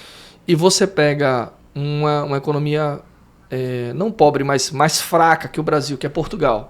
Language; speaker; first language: Portuguese; native; Portuguese